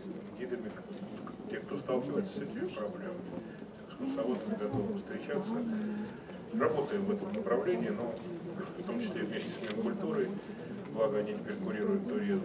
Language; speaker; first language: Russian; native; Russian